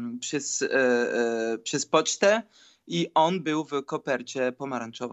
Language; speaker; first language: Polish; early bilingual, heritage; Polish